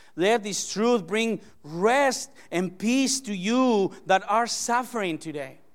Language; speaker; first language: English; non-native, fluent; Spanish